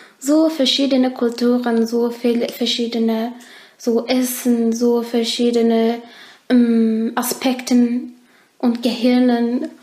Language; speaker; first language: German; non-native, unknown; Turkish